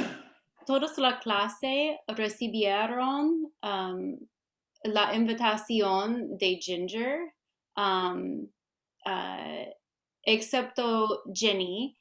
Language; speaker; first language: Spanish; non-native, learner; English